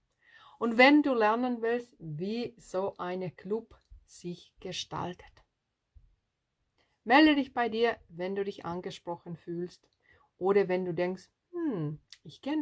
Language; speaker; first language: German; non-native, fluent; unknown